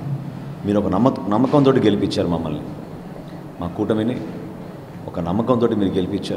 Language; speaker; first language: Telugu; native; Telugu